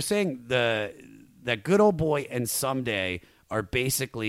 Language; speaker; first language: English; native; English